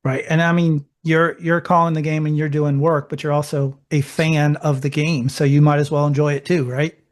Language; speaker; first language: English; native; English